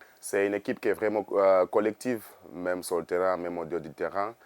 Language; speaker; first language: French; non-native, fluent; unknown